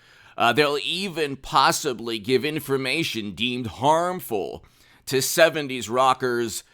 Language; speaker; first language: English; native; English